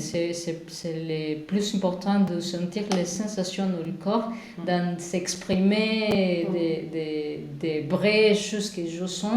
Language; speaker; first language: French; non-native, learner; Spanish